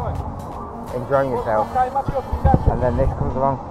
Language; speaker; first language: English; native; English